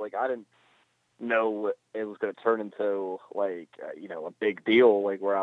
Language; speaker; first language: English; native; English